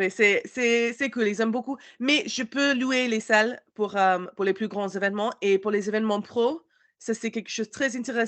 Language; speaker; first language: French; non-native, learner; English